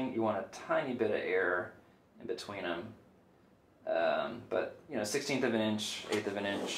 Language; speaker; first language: English; native; English